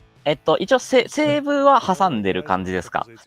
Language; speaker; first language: Japanese; native; Japanese